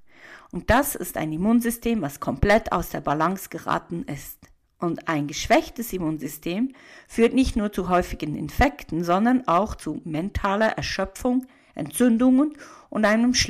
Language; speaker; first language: German; native; German